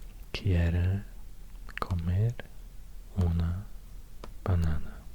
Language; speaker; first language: Spanish; non-native, learner; Swedish